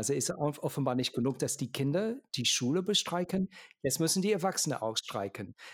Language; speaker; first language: German; native; German